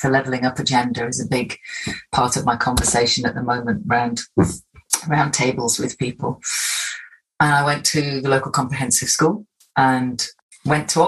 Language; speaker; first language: English; native; English